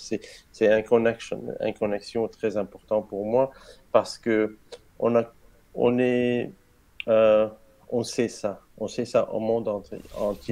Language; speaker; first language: French; non-native, learner; Arabic